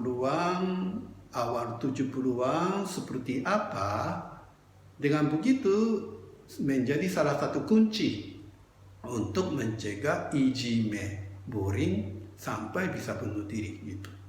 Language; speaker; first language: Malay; non-native, fluent; Japanese